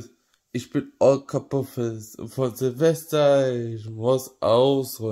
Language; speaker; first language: German; non-native, learner; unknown